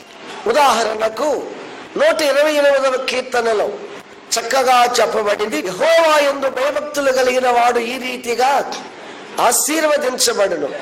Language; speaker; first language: Telugu; native; Telugu